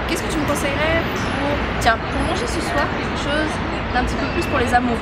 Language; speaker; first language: French; native; French